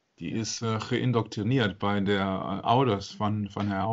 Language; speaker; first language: Dutch; non-native, learner; German